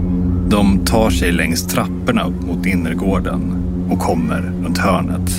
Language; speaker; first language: Swedish; native; Swedish